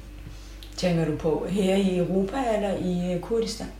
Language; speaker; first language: Danish; non-native, fluent; Kurdish